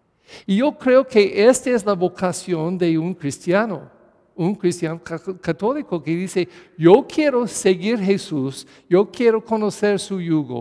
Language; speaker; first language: Spanish; non-native, fluent; English